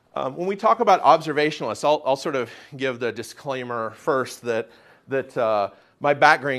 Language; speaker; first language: English; native; English